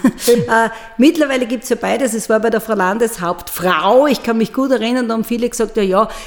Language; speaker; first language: German; native; German